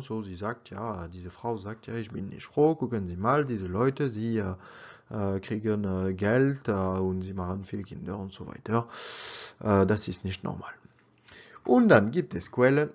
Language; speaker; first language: German; non-native, learner; French